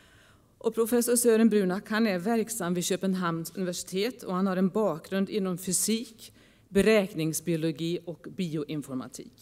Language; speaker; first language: Swedish; native; Swedish